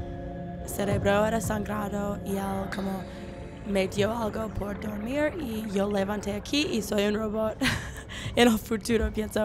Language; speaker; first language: Spanish; non-native, learner; English